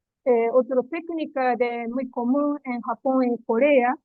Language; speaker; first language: Spanish; non-native, learner; Japanese